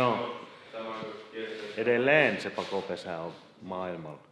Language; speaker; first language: Finnish; native; Finnish